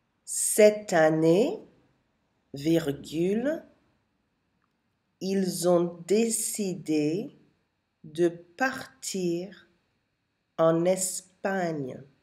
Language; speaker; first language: French; non-native, fluent; English